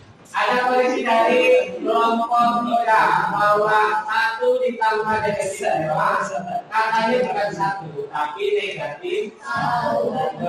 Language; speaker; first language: Indonesian; native; Indonesian